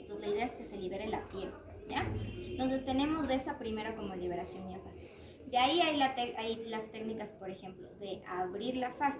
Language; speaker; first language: Spanish; native; Spanish